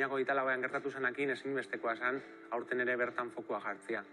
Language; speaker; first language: Basque; native; Basque